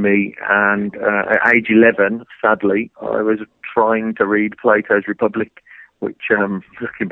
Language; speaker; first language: English; native; English